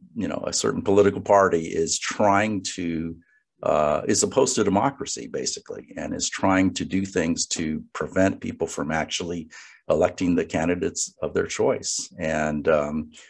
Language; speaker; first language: English; native; English